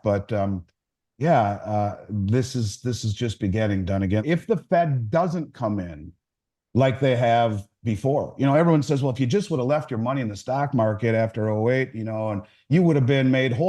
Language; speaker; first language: English; native; English